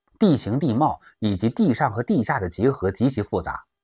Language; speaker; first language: Chinese; native; Chinese